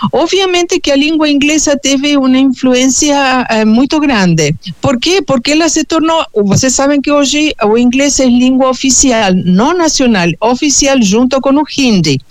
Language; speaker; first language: Portuguese; non-native, fluent; Spanish